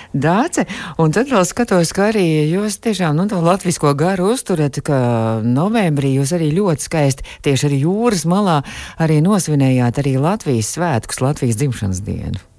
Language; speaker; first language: Latvian; native; Latvian